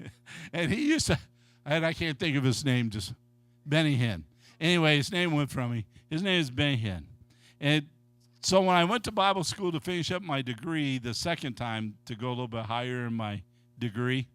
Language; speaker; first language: English; native; English